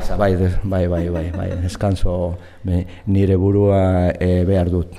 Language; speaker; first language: Basque; non-native, local second language; Spanish